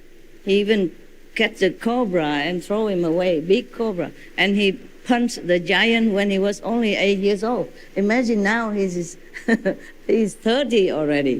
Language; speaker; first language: English; non-native, fluent; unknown